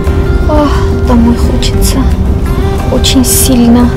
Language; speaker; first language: Russian; non-native, fluent; Armenian